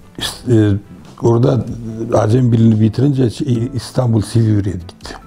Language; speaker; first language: Turkish; native; Turkish